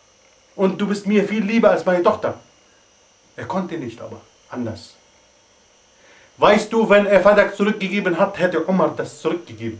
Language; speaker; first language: German; non-native, fluent; Arabic